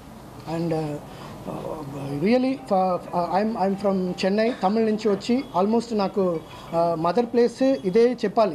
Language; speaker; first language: Telugu; non-native, local second language; Tamil